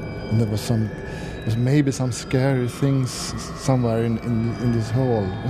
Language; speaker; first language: English; non-native, fluent; Swedish